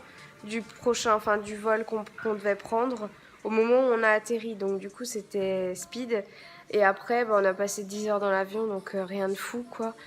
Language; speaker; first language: French; native; French